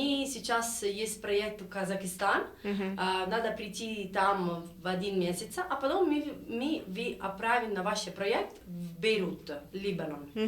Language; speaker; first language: Russian; non-native, learner; Italian